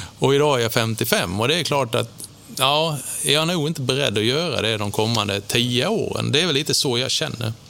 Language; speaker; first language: Swedish; native; Swedish